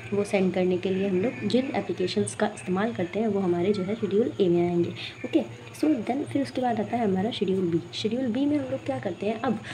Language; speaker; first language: Hindi; native; Hindi